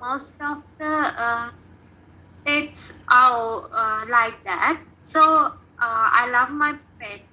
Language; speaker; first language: English; non-native, learner; Sinhala